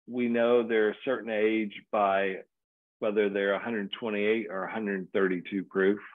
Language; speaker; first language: English; native; English